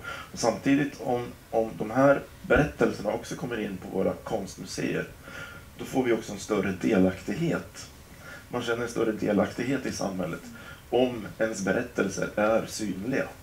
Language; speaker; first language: Swedish; native; Swedish